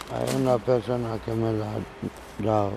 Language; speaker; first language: Spanish; non-native, learner; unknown